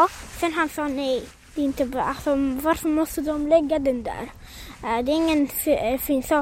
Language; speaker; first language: Swedish; non-native, local second language; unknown